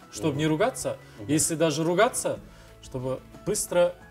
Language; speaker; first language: Russian; non-native, local second language; Kazakh